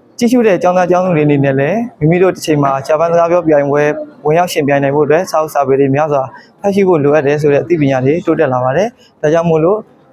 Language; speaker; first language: Burmese; native; Burmese